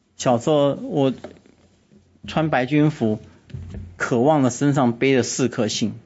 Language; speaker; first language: Chinese; native; Chinese